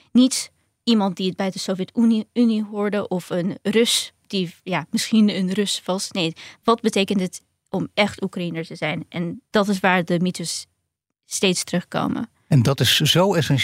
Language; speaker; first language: Dutch; early bilingual, other home language; Ukrainian